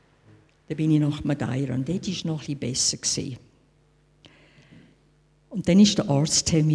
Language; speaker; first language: German; non-native, fluent; English